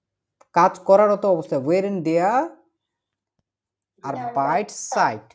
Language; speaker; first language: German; non-native, fluent; Bangla